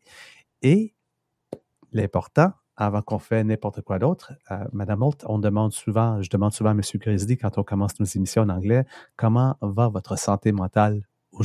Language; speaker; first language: French; native; French